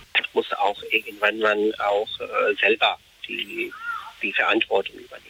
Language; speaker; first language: German; non-native, fluent; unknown